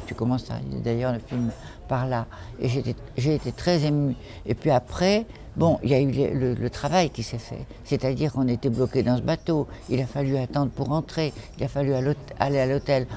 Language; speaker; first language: French; native; French